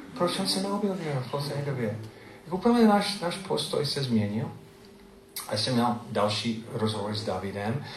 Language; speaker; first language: Czech; non-native, fluent; English